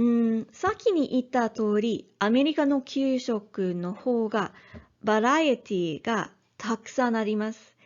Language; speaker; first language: Japanese; non-native, learner; English